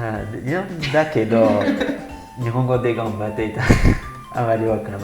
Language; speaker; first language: Japanese; non-native, learner; French